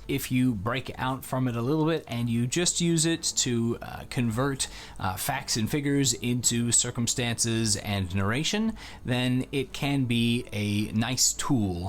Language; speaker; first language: English; native; English